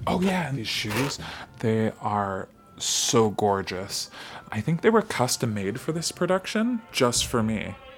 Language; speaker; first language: English; native; English